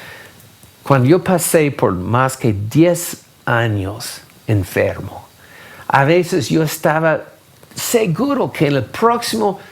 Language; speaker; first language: Spanish; non-native, fluent; English